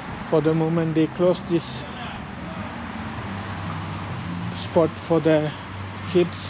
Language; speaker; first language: English; non-native, fluent; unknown